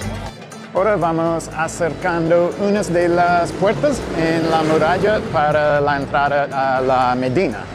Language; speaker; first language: Spanish; non-native, fluent; English